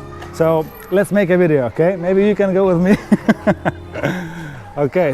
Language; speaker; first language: English; non-native, fluent; Lithuanian